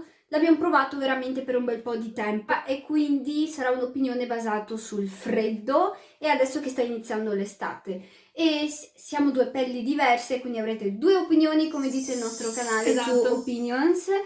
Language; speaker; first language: Italian; early bilingual, other home language; Arabic